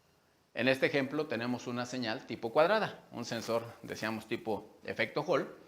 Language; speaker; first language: Spanish; native; Spanish